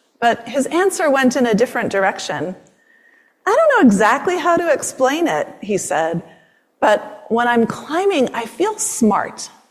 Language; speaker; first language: English; native; English